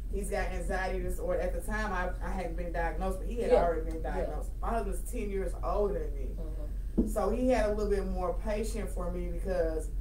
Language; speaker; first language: English; native; English